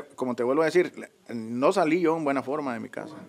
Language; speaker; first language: Spanish; native; Spanish